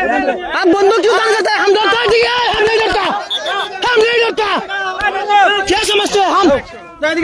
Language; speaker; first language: Hindi; non-native, learner; Bangla